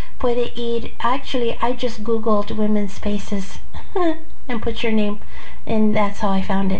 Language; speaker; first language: English; early bilingual, other home language; Spanish